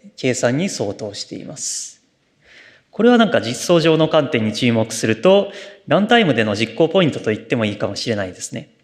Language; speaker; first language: Japanese; native; Japanese